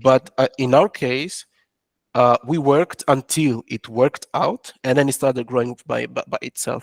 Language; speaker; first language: English; non-native, fluent; French